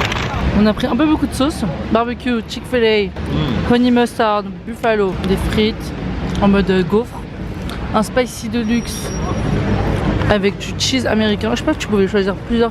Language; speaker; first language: French; native; French